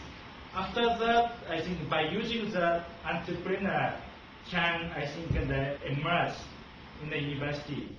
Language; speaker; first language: English; non-native, fluent; Japanese